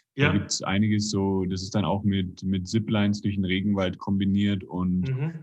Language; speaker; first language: German; native; German